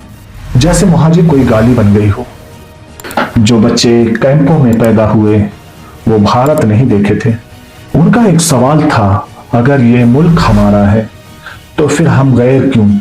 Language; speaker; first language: Urdu; native; Urdu